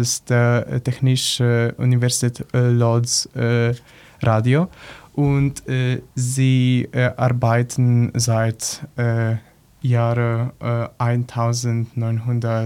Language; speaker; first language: German; non-native, learner; Polish